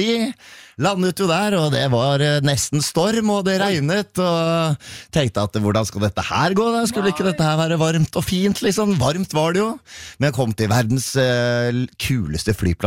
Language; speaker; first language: Norwegian; native; Norwegian